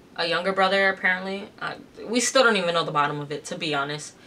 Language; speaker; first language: English; native; English